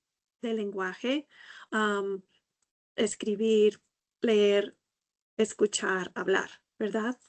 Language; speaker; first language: Spanish; non-native, fluent; English